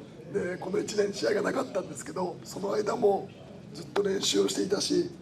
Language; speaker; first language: Japanese; native; Japanese